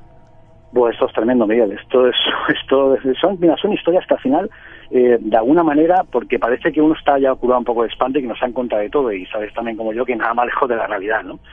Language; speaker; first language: Spanish; native; Spanish